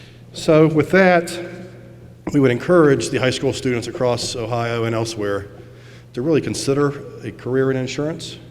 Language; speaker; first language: English; native; English